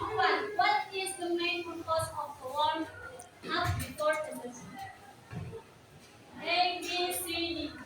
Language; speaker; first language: English; non-native, learner; Indonesian